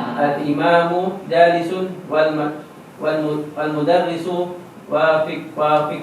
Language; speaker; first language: Arabic; non-native, learner; Indonesian